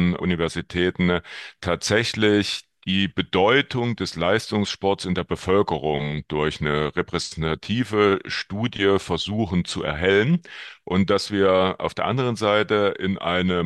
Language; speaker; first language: German; native; German